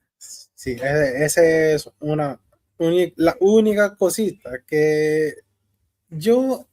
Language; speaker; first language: Spanish; non-native, fluent; Hindi